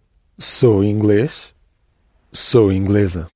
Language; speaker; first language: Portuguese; non-native, learner; English